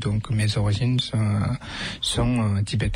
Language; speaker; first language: French; non-native, fluent; Tibetan